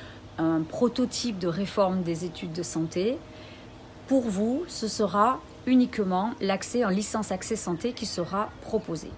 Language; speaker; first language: French; native; French